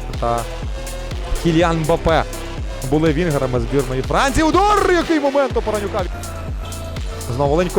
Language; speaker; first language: Ukrainian; native; Ukrainian